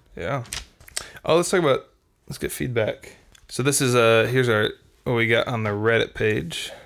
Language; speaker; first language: English; native; English